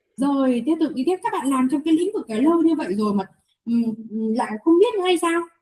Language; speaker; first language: Vietnamese; native; Vietnamese